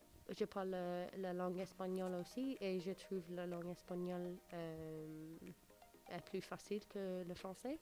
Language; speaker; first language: French; non-native, learner; English